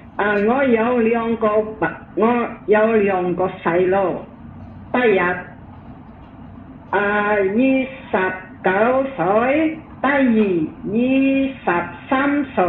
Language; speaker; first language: Cantonese; non-native, learner; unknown